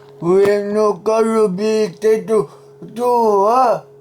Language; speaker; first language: Japanese; non-native, learner; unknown